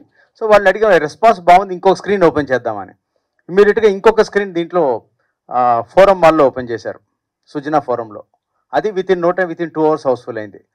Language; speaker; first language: Telugu; native; Telugu